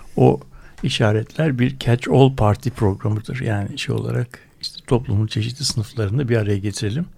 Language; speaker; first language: Turkish; native; Turkish